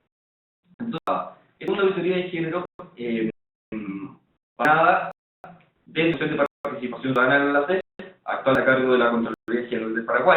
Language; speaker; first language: Spanish; native; Spanish